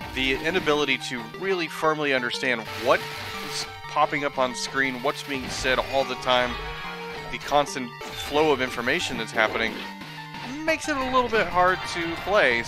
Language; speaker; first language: English; native; English